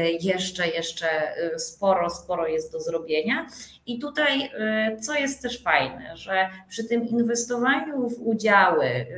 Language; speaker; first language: Polish; native; Polish